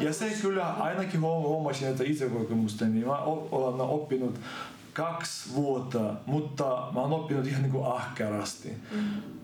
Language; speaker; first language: Finnish; non-native, fluent; Ukrainian